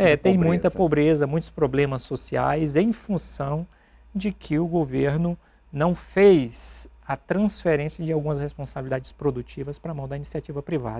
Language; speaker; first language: Portuguese; native; Portuguese